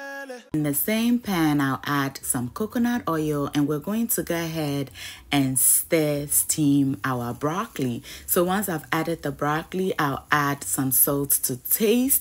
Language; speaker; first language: English; non-native, local second language; Ga